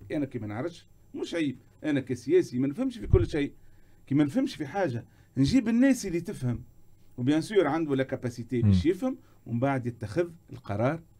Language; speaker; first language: Arabic; native; Arabic